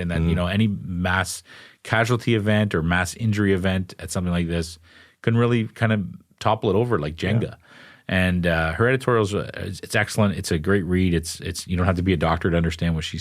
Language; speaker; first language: English; native; English